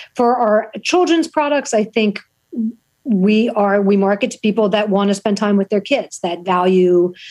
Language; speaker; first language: English; native; English